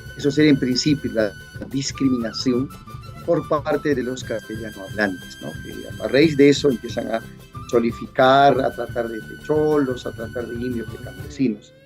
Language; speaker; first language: Spanish; non-native, local second language; Quechua